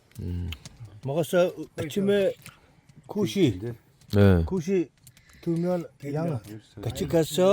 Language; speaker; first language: Korean; non-native, learner; Mongolian